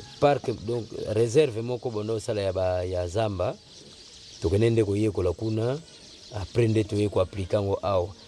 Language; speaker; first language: Lingala; non-native, local second language; Kongo